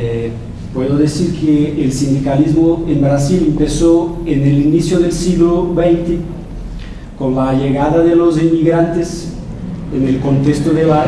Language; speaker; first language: Spanish; non-native, fluent; Portuguese